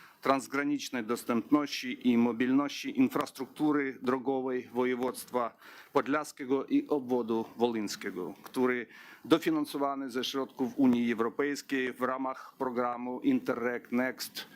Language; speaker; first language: Polish; non-native, learner; Ukrainian